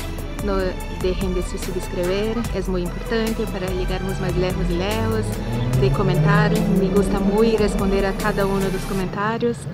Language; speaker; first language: Spanish; non-native, learner; Portuguese